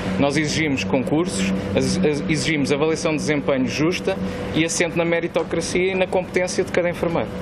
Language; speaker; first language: Portuguese; native; Portuguese